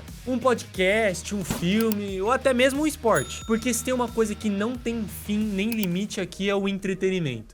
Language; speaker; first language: Portuguese; native; Portuguese